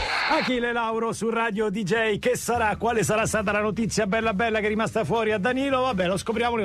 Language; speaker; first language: Italian; native; Italian